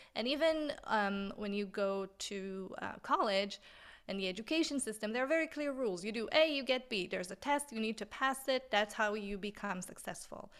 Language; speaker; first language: English; non-native, fluent; Hebrew